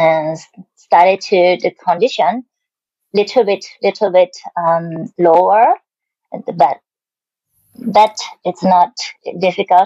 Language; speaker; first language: English; non-native, learner; Japanese